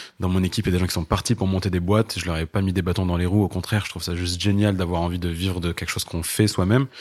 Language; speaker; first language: French; non-native, local second language; Arabic